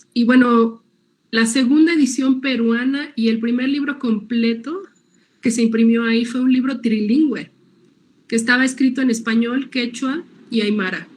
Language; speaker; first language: Spanish; native; Spanish